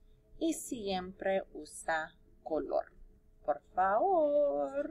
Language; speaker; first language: Spanish; non-native, fluent; English